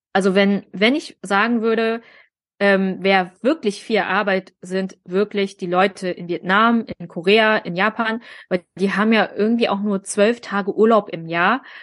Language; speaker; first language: German; early bilingual, other home language; Vietnamese